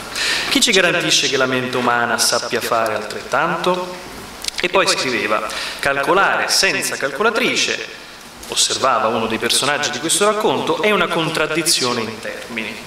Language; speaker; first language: Italian; native; Italian